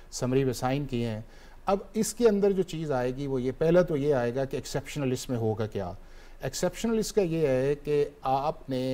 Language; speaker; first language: Hindi; native; Hindi